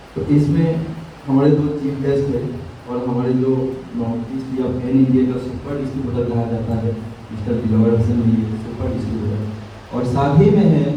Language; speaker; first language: Hindi; non-native, local second language; Assamese